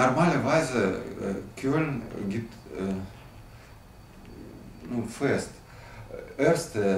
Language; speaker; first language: German; non-native, learner; Russian